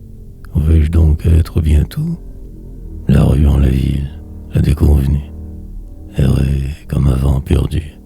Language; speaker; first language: French; native; French